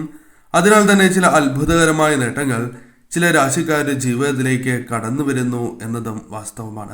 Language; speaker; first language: Malayalam; native; Malayalam